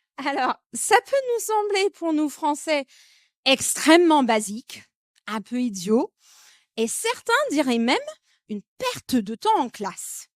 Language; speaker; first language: French; non-native, fluent; English